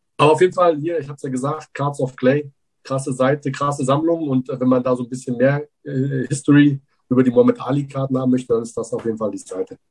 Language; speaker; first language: German; early bilingual, other home language; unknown